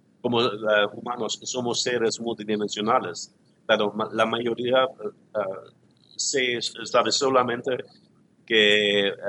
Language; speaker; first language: Spanish; non-native, learner; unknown